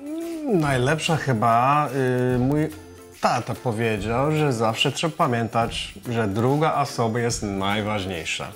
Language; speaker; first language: Polish; non-native, fluent; English